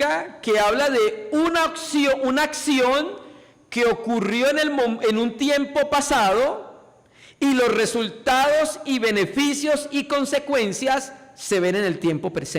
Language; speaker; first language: Spanish; native; Spanish